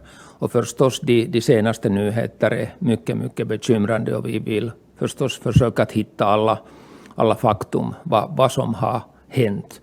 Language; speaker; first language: Swedish; non-native, local second language; Finnish